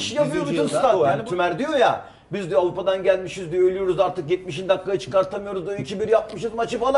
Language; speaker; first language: Turkish; native; Turkish